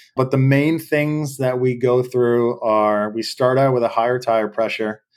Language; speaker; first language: English; native; English